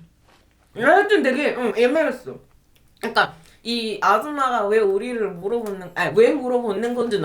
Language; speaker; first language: Korean; non-native, fluent; Indonesian